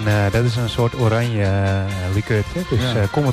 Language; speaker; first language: Dutch; native; Dutch